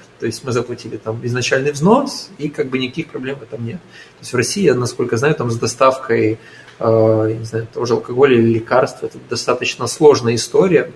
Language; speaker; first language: Russian; native; Russian